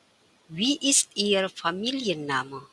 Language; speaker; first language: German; non-native, fluent; Indonesian